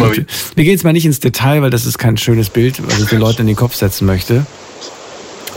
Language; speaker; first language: German; native; German